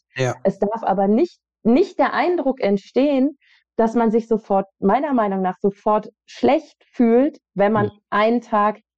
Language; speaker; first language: German; native; German